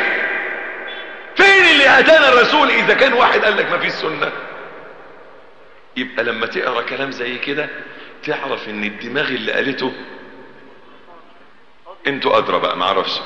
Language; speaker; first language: Arabic; native; Arabic